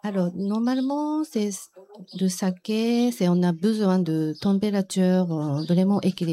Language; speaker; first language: French; non-native, learner; Japanese